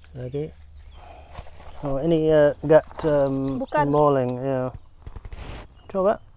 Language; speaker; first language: Indonesian; non-native, learner; English